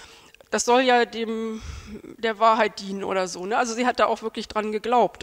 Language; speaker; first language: German; native; German